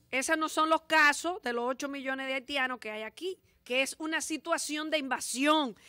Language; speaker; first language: Spanish; native; Spanish